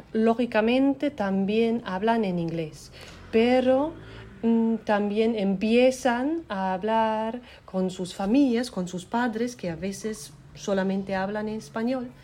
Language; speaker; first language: Spanish; non-native, fluent; German